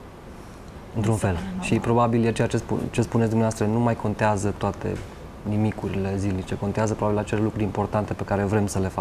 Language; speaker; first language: Romanian; native; Romanian